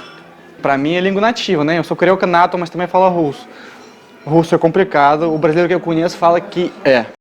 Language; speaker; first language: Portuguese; non-native, fluent; Russian